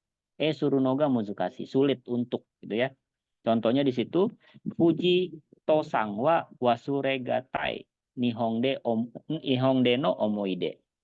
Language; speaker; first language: Indonesian; native; Indonesian